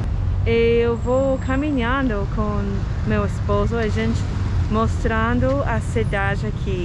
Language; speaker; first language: Portuguese; non-native, fluent; English